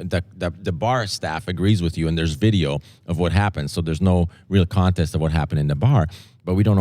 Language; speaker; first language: English; native; English